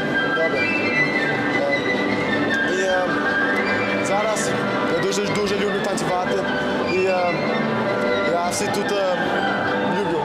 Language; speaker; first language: Ukrainian; early bilingual, heritage; English